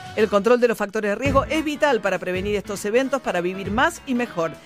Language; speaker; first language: Spanish; native; Spanish